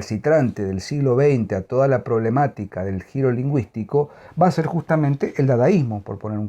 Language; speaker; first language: Spanish; native; Spanish